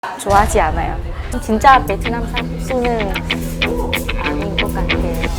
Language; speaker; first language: Korean; non-native, fluent; Vietnamese